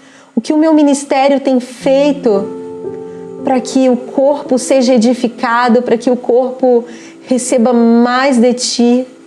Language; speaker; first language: Portuguese; native; Portuguese